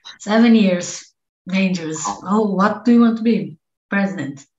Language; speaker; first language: English; non-native, learner; Portuguese